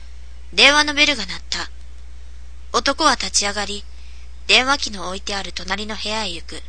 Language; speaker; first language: Japanese; native; Japanese